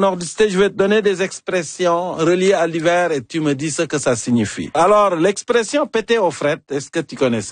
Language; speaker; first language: French; native; French